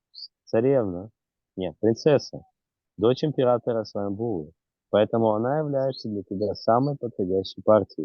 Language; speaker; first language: Russian; native; Russian